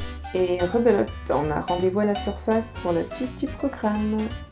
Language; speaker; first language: French; native; French